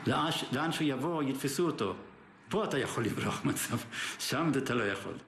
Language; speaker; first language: Hebrew; early bilingual, other home language; German